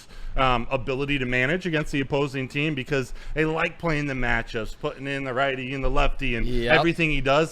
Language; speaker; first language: English; native; English